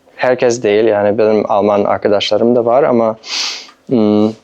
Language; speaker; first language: Turkish; non-native, fluent; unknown